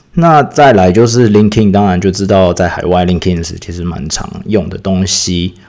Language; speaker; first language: Chinese; native; Chinese